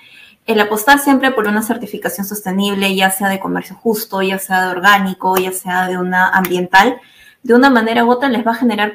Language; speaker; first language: Spanish; native; Spanish